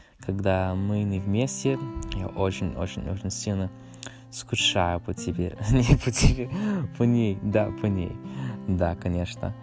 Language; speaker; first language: Russian; non-native, learner; English